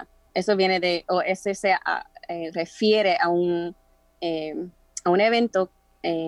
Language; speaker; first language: Spanish; early bilingual, heritage; Spanish